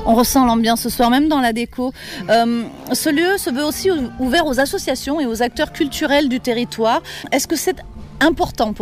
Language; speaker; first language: French; native; French